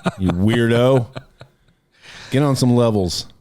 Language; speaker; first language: English; native; English